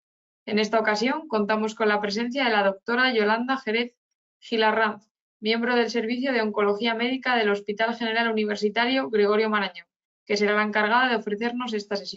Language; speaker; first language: Spanish; native; Spanish